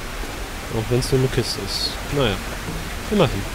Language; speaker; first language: German; native; German